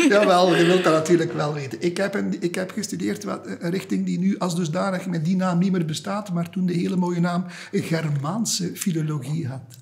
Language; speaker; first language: Dutch; native; Dutch